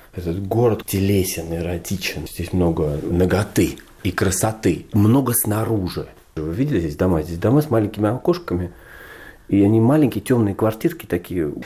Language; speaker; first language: Russian; native; Russian